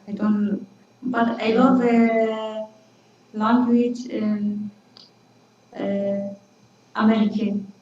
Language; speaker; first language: English; non-native, learner; Kurdish